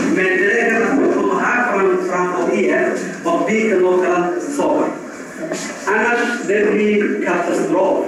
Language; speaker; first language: Swedish; non-native, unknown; Somali